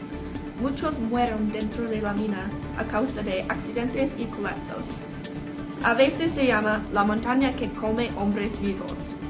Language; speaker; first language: Spanish; non-native, learner; English